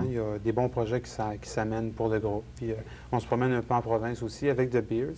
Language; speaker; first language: French; native; French